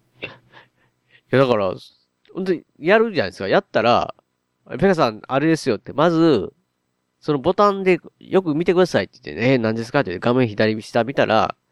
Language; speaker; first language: Japanese; native; Japanese